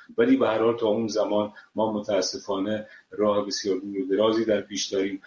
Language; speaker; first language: Persian; native; Persian